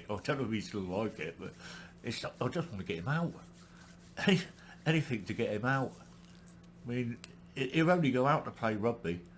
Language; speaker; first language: English; native; English